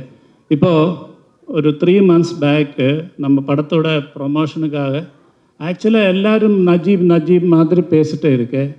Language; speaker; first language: Tamil; non-native, learner; Malayalam